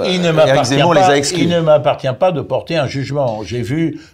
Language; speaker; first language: French; native; French